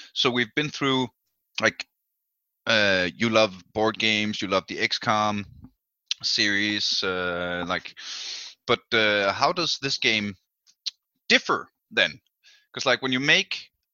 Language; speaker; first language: English; non-native, fluent; Danish